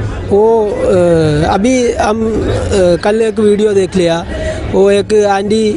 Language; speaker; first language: Hindi; non-native, local second language; Malayalam